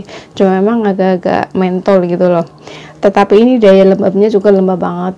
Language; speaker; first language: Indonesian; native; Indonesian